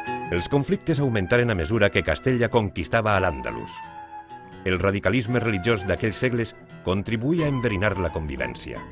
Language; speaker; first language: Catalan; native; Catalan